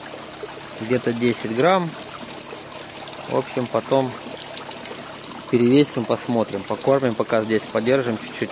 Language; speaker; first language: Russian; native; Russian